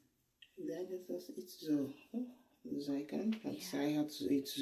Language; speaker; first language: Dutch; non-native, learner; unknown